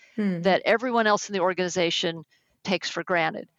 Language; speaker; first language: English; native; English